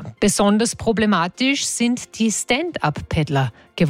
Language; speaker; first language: German; native; German